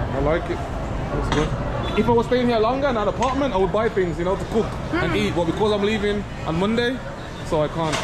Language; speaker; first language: English; native; English